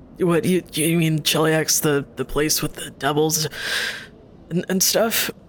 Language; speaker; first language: English; native; English